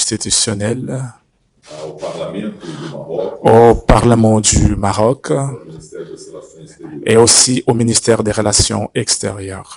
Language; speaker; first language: French; non-native, fluent; Portuguese